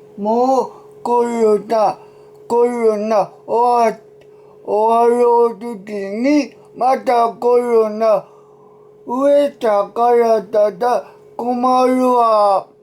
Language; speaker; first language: Japanese; non-native, learner; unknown